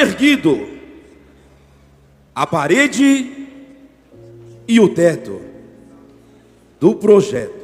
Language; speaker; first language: Portuguese; native; Portuguese